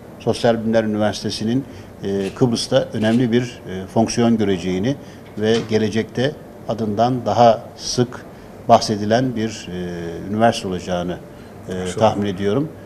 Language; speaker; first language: Turkish; native; Turkish